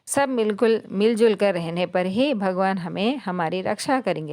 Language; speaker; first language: Hindi; non-native, local second language; Telugu